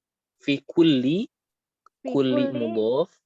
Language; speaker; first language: Arabic; non-native, fluent; Indonesian